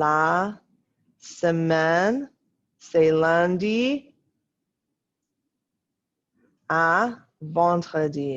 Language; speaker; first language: French; non-native, fluent; English